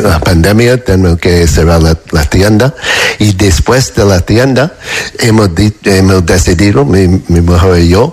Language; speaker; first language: Spanish; non-native, fluent; English